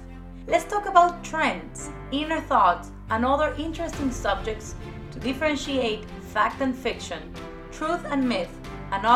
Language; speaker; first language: English; non-native, fluent; Spanish